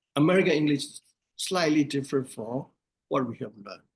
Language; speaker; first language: English; non-native, fluent; Burmese